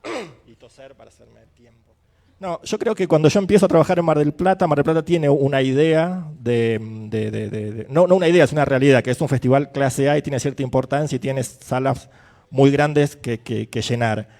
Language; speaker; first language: Spanish; native; Spanish